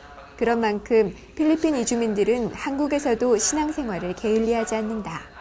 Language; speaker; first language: Korean; native; Korean